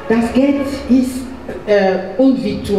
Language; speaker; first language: German; non-native, learner; French